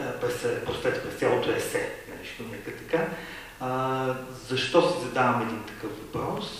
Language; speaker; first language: Bulgarian; native; Bulgarian